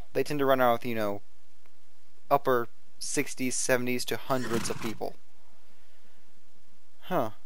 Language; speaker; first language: English; native; English